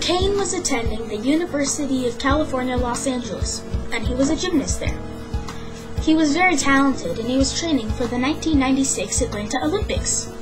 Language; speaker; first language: English; native; English